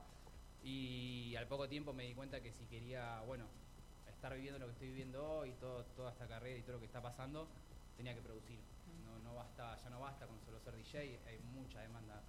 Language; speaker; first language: Spanish; native; Spanish